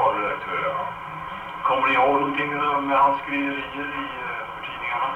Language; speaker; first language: Swedish; non-native, fluent; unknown